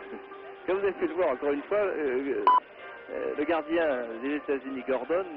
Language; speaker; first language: French; native; French